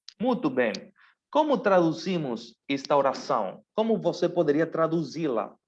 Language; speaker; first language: Portuguese; non-native, fluent; Spanish